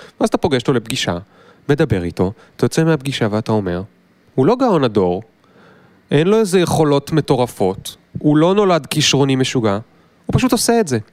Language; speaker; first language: Hebrew; native; Hebrew